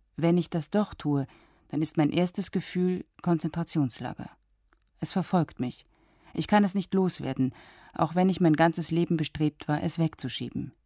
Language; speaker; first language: German; native; German